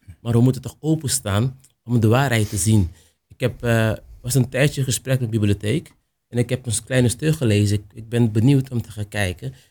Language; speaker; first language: Dutch; non-native, local second language; Papiamento